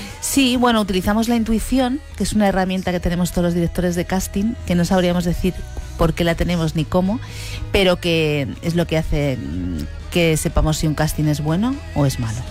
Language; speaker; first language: Spanish; native; Spanish